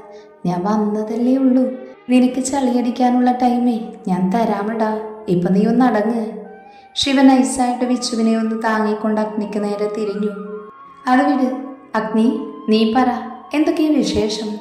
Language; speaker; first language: Malayalam; native; Malayalam